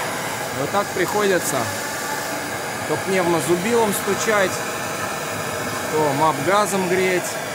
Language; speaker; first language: Russian; native; Russian